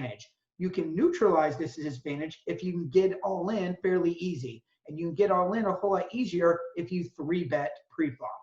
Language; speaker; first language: English; native; English